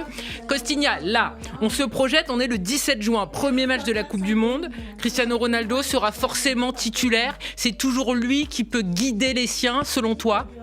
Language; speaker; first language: French; native; French